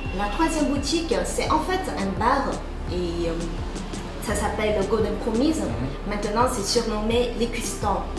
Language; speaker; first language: French; non-native, fluent; Vietnamese